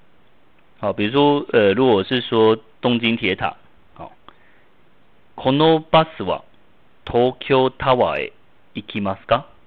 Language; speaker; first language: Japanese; non-native, fluent; Chinese